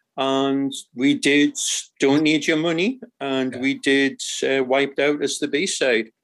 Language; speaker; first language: English; native; English